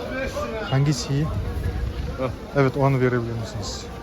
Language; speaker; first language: Turkish; non-native, learner; Kazakh